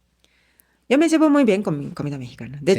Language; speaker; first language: Spanish; non-native, fluent; Japanese